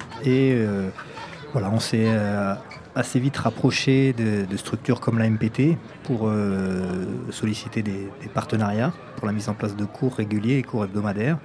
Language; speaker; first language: French; native; French